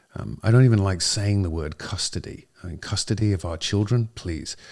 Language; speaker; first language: English; native; English